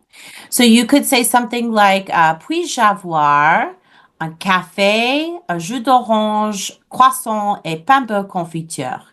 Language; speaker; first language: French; non-native, fluent; English